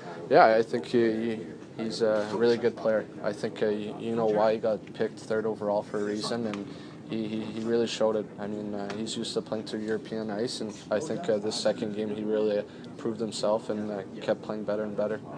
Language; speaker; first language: English; non-native, local second language; French